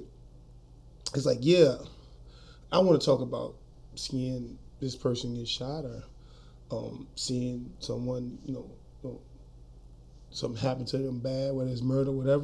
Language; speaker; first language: English; native; English